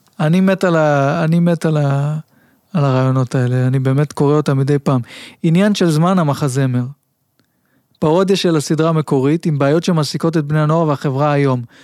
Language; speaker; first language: Hebrew; native; Hebrew